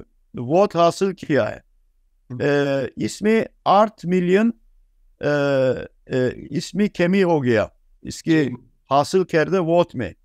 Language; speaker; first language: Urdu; non-native, fluent; Turkish